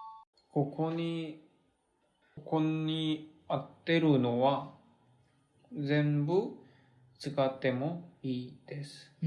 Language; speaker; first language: Japanese; non-native, learner; Korean